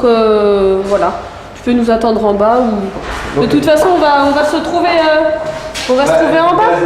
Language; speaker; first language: French; native; French